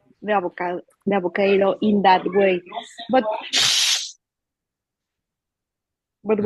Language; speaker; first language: English; non-native, learner; Spanish